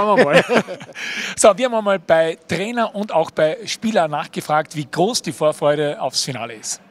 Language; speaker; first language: German; native; German